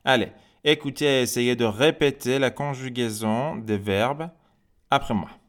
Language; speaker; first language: French; non-native, fluent; Persian